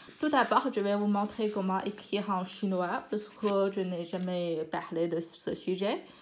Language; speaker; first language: French; non-native, fluent; Chinese